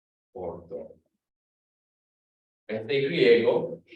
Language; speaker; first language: Spanish; non-native, fluent; English